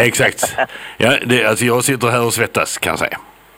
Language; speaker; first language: Swedish; native; Swedish